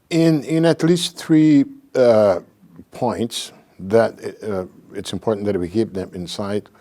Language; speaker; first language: English; non-native, fluent; Portuguese